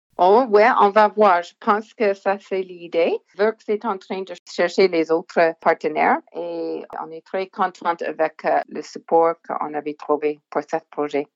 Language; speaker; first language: French; non-native, local second language; English